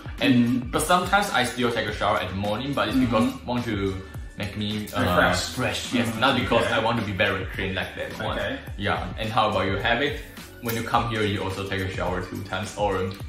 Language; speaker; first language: English; non-native, learner; Chinese